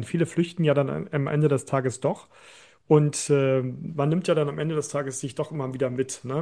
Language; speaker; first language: German; native; German